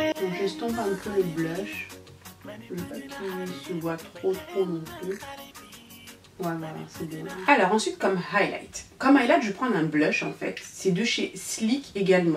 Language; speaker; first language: French; native; French